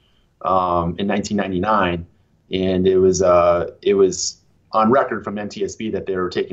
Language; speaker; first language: English; native; English